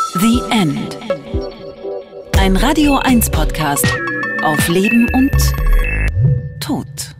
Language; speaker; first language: German; native; German